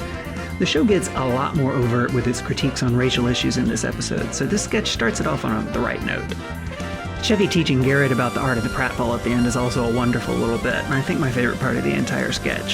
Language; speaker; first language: English; native; English